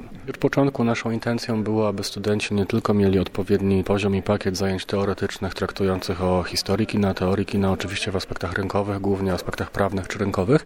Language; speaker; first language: Polish; native; Polish